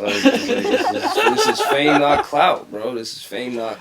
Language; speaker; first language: English; native; English